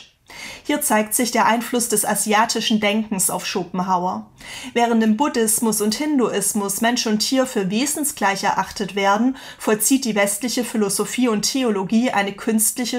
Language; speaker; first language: German; native; German